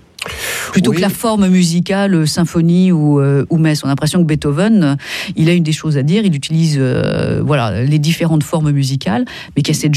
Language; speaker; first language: French; native; French